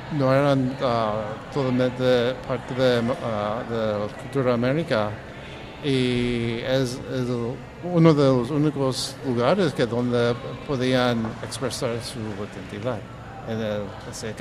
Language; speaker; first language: Spanish; early bilingual, heritage; English